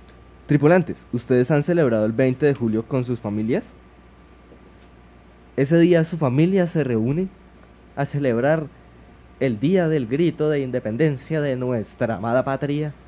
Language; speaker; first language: Spanish; native; Spanish